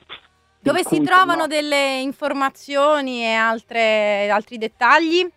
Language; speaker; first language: Italian; native; Italian